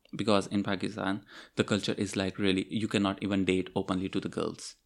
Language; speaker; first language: English; non-native, local second language; Urdu